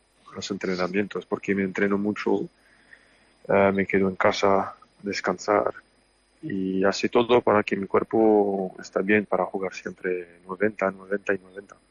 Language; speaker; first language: Spanish; non-native, fluent; French